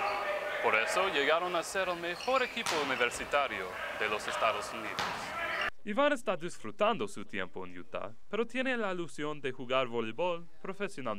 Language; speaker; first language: Spanish; non-native, fluent; English